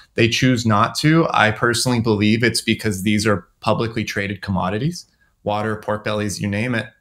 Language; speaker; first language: English; native; English